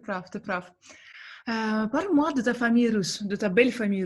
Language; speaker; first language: French; non-native, fluent; Russian